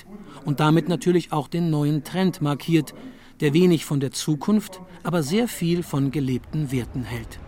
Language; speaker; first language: German; native; German